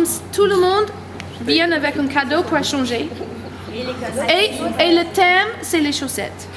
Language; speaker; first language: French; non-native, learner; English